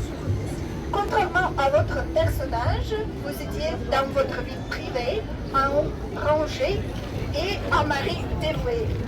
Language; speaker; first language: French; non-native, fluent; Russian